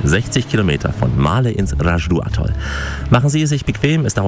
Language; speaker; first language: German; native; German